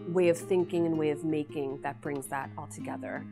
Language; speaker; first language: English; native; English